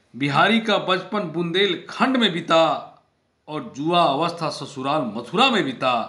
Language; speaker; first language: Hindi; native; Hindi